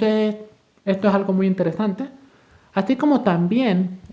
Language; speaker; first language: Spanish; native; Spanish